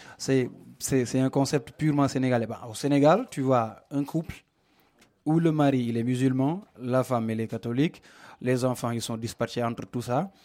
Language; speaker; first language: French; non-native, local second language; Wolof